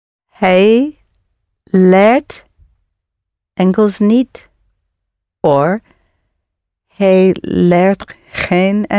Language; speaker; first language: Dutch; non-native, learner; English